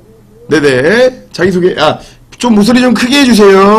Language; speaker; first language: Korean; native; Korean